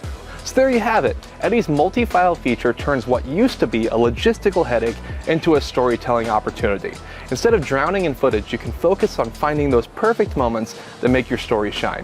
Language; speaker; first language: English; native; English